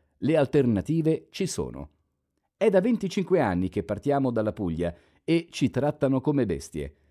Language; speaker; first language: Italian; non-native, fluent; Albanian